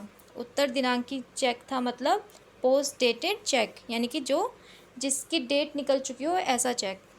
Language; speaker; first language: Hindi; native; Hindi